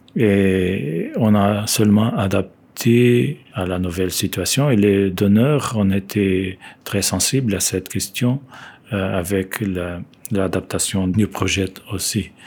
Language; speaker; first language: French; non-native, fluent; Portuguese